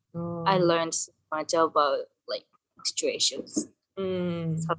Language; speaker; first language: English; non-native, learner; Japanese